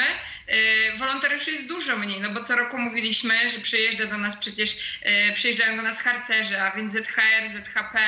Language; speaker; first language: Polish; native; Polish